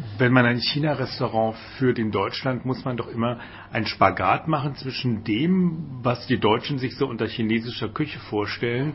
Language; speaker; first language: German; native; German